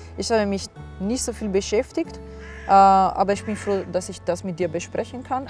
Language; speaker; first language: German; non-native, fluent; Italian